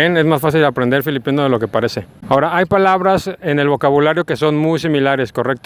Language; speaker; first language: Spanish; native; Spanish